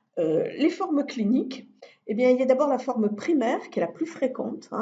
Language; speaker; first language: French; native; French